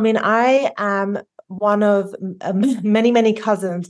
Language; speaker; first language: English; native; English